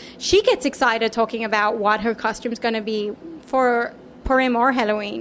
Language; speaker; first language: English; native; English